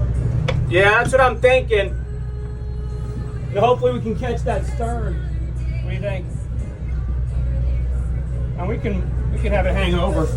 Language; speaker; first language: English; native; English